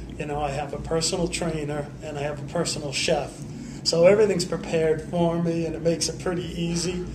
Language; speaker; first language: English; native; English